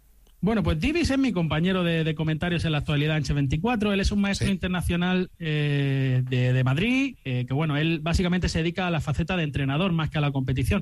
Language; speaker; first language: Spanish; native; Spanish